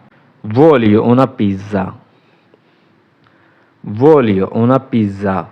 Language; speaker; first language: Italian; non-native, fluent; Urdu